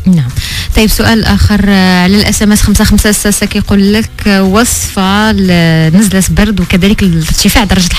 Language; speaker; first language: Arabic; native; Arabic